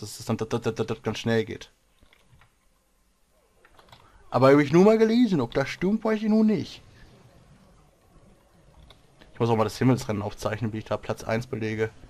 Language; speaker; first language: German; native; German